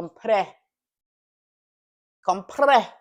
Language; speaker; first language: Spanish; non-native, learner; English